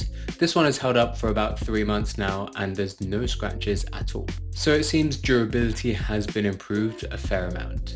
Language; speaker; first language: English; native; English